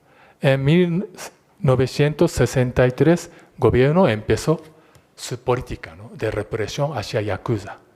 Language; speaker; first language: Spanish; non-native, fluent; Japanese